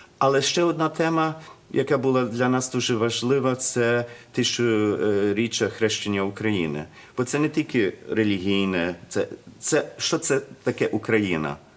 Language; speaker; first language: Ukrainian; early bilingual, heritage; Ukrainian